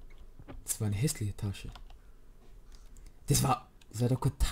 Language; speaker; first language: German; native; German